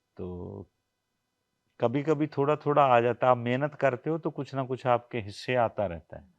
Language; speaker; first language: Hindi; non-native, local second language; Punjabi